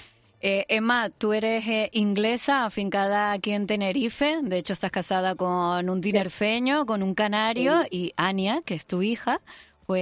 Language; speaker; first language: Spanish; native; Spanish